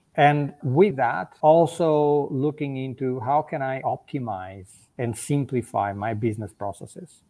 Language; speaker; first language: English; non-native, fluent; Portuguese